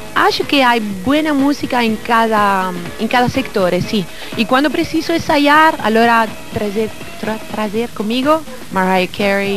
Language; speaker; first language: Portuguese; non-native, learner; Italian